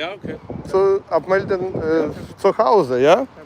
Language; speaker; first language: German; non-native, learner; Ukrainian